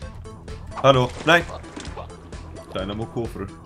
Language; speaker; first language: German; native; German